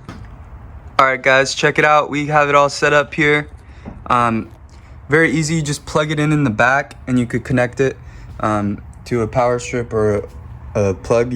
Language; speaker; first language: English; native; English